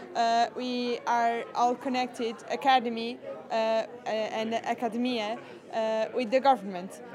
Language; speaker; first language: English; non-native, fluent; Portuguese